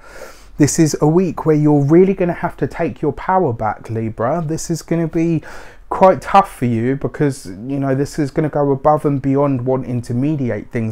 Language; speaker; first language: English; native; English